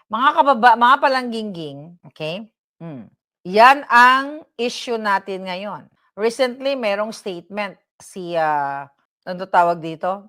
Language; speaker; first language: Filipino; non-native, local second language; Cebuano